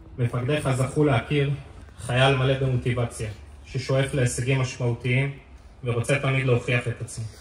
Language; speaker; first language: Hebrew; native; Hebrew